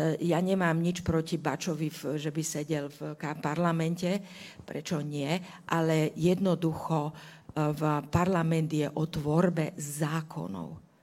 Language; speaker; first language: Slovak; native; Slovak